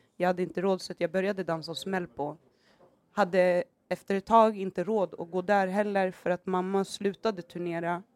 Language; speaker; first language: Swedish; early bilingual, other home language; Somali